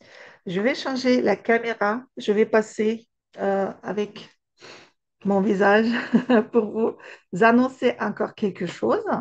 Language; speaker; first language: French; non-native, fluent; Russian